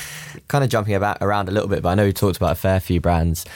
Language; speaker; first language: English; native; English